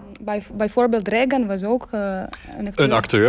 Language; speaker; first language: Dutch; non-native, learner; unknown